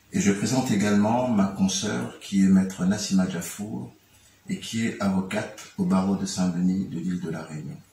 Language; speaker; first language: French; non-native, local second language; Comorian